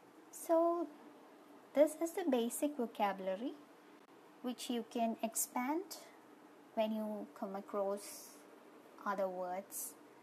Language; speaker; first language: English; non-native, local second language; Malayalam